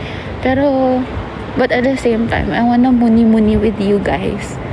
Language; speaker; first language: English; non-native, local second language; Filipino